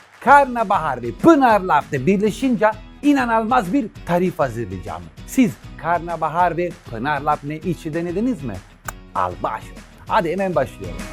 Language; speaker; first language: Turkish; non-native, fluent; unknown